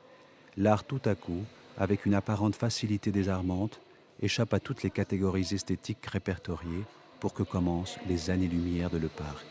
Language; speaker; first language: French; native; French